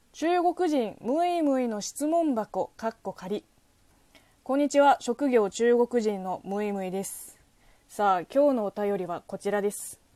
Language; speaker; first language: Japanese; non-native, fluent; Chinese